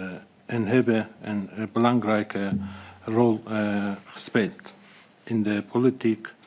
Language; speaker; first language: Dutch; non-native, fluent; Azerbaijani